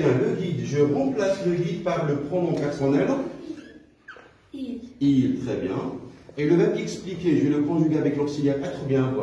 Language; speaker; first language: French; non-native, local second language; Arabic